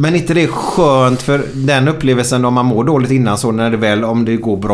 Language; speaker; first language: Swedish; native; Swedish